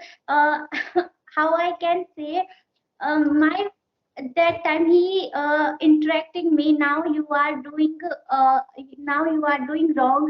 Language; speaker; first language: English; non-native, learner; Hindi